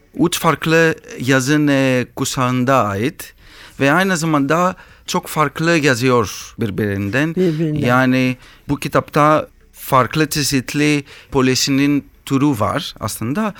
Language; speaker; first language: Turkish; non-native, learner; Greek